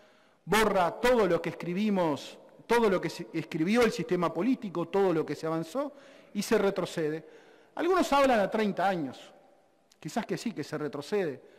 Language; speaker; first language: Spanish; native; Spanish